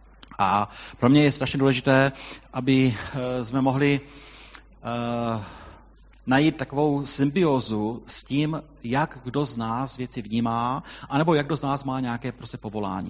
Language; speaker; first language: Czech; native; Czech